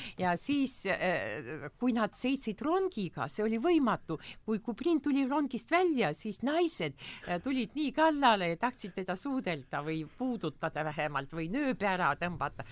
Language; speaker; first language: Estonian; non-native, local second language; Russian